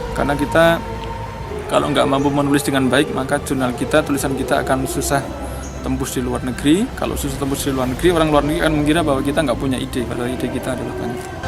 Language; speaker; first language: Indonesian; non-native, local second language; Javanese